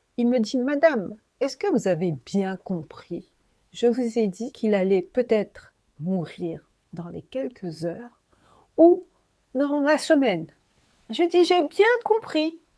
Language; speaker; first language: French; native; French